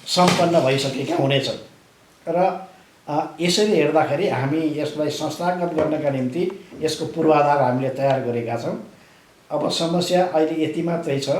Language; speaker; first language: Nepali; native; Nepali